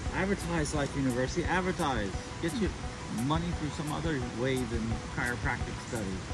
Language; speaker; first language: English; native; English